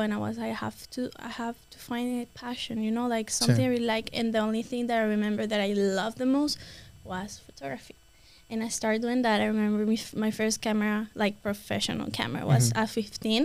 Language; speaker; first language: English; non-native, fluent; Spanish